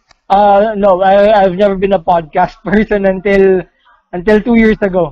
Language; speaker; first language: English; non-native, local second language; Filipino